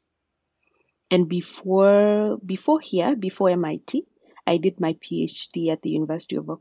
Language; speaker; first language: English; non-native, local second language; Kalenjin